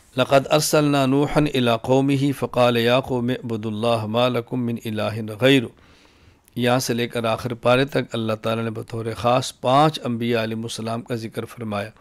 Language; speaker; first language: Urdu; native; Urdu